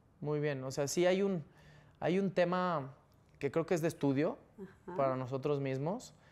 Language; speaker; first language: Spanish; native; Spanish